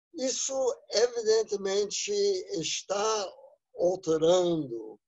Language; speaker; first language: Portuguese; non-native, fluent; English